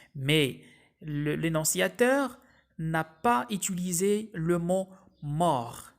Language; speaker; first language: French; non-native, local second language; Arabic